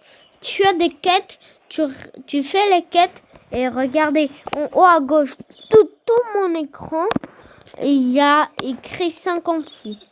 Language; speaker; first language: French; non-native, fluent; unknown